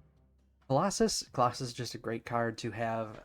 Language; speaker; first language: English; native; English